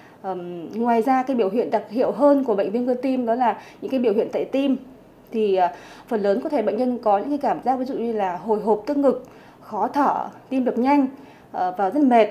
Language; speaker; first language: Vietnamese; native; Vietnamese